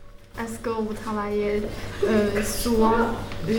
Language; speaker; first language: French; non-native, learner; Chinese